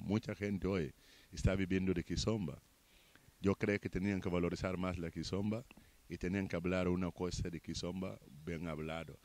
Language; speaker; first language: Spanish; non-native, fluent; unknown